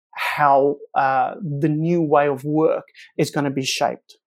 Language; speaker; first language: English; non-native, local second language; Afrikaans